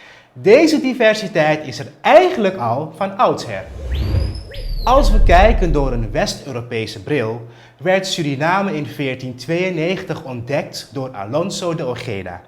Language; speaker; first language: Dutch; native; Dutch